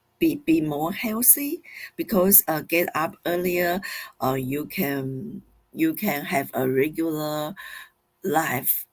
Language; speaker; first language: English; non-native, fluent; Chinese